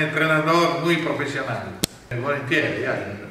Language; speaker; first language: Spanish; non-native, learner; Italian